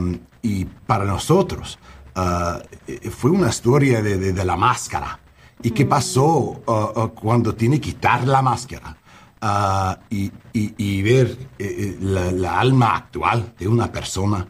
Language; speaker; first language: Spanish; non-native, learner; English